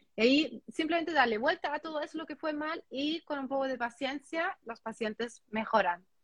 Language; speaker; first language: Spanish; non-native, fluent; German